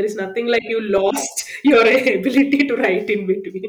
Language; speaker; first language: English; non-native, local second language; Malayalam